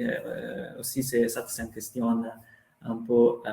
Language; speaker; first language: French; non-native, fluent; Italian